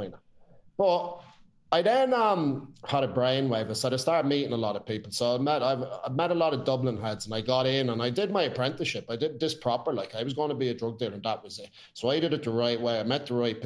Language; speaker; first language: English; native; English